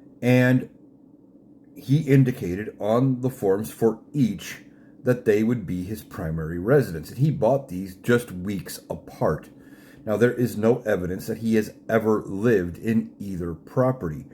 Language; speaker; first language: English; native; English